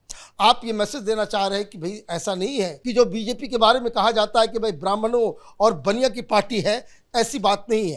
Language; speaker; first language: Hindi; native; Hindi